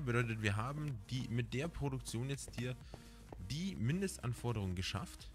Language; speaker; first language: German; native; German